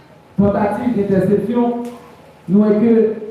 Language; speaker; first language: French; non-native, local second language; Haitian Creole